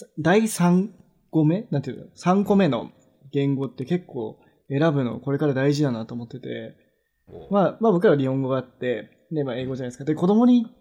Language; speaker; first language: Japanese; native; Japanese